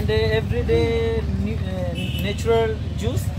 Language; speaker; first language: English; non-native, learner; Hindi